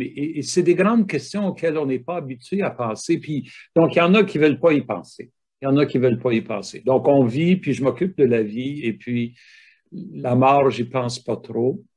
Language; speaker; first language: French; native; French